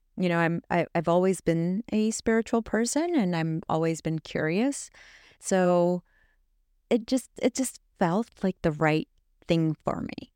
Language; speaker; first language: English; non-native, fluent; Spanish